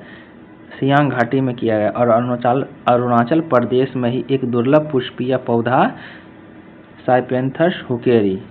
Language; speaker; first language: Hindi; native; Hindi